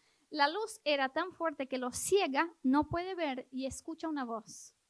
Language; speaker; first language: Spanish; native; Spanish